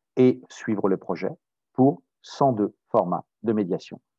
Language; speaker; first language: French; native; French